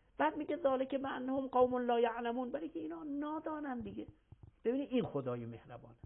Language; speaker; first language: Persian; native; Persian